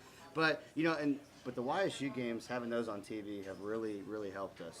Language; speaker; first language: English; native; English